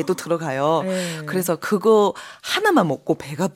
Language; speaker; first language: Korean; non-native, fluent; Chinese